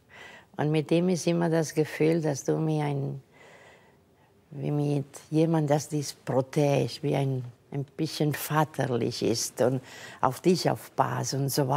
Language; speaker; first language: German; non-native, fluent; Catalan